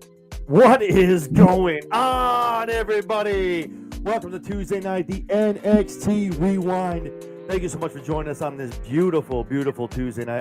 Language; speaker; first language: English; native; English